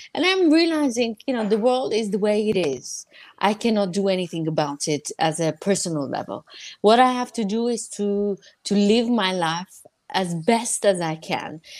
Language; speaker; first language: English; non-native, fluent; Persian